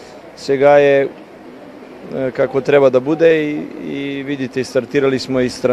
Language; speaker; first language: Bulgarian; non-native, learner; Serbian